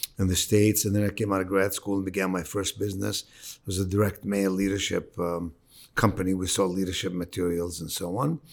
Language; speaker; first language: English; non-native, fluent; Arabic